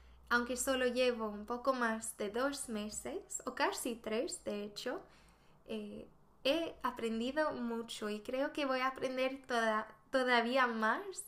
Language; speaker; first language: Spanish; non-native, fluent; Swedish